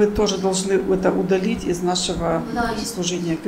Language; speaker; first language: Russian; native; Russian